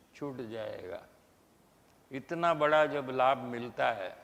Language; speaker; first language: Hindi; non-native, local second language; Gujarati